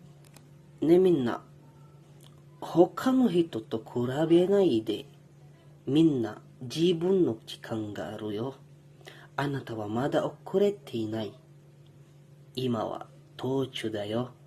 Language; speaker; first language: Japanese; non-native, learner; Indonesian